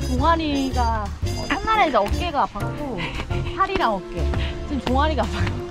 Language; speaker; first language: Korean; native; Korean